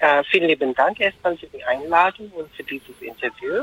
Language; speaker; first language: German; non-native, fluent; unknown